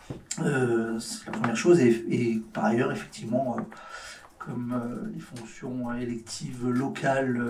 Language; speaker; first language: French; native; French